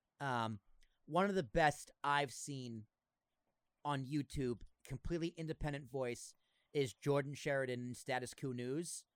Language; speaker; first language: English; native; English